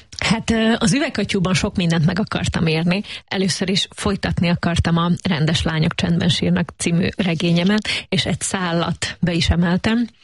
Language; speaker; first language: Hungarian; native; Hungarian